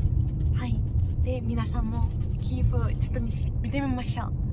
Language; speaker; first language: Japanese; non-native, fluent; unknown